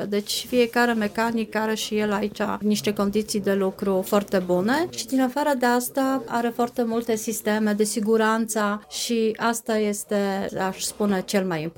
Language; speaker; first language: Romanian; non-native, fluent; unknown